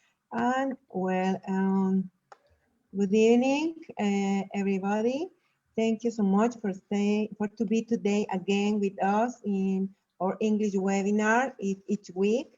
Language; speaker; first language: English; non-native, learner; Spanish